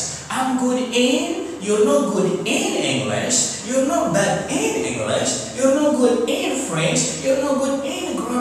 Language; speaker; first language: English; non-native, fluent; Comorian